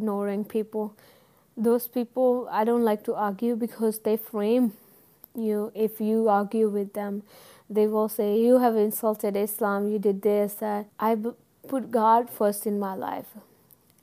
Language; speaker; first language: English; non-native, local second language; Punjabi